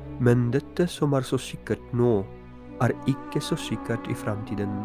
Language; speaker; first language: Norwegian; non-native, fluent; Polish